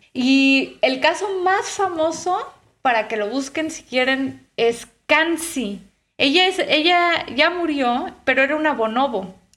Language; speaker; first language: Spanish; native; Spanish